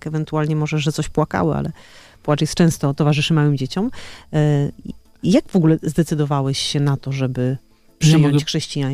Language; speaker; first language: Polish; native; Polish